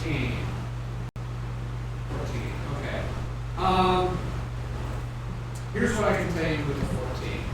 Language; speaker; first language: English; native; English